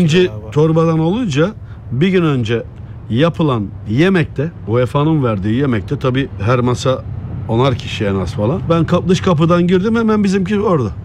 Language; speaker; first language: Turkish; native; Turkish